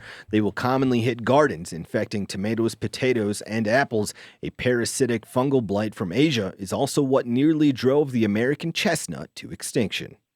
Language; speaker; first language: English; native; English